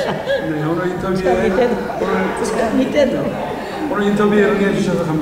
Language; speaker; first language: Korean; native; Korean